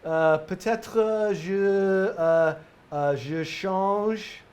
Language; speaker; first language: French; non-native, learner; English